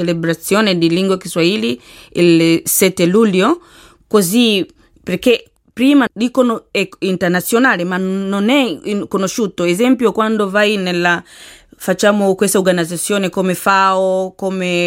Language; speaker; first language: Italian; non-native, learner; Swahili